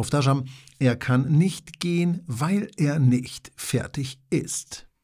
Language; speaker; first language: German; non-native, fluent; Polish